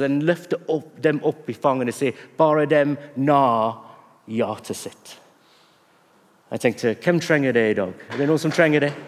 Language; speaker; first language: Norwegian; non-native, fluent; English